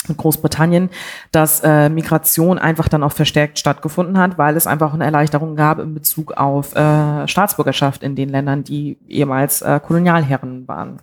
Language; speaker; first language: German; early bilingual, other home language; Bambara